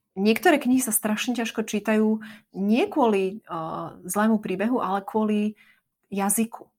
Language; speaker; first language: Slovak; native; Slovak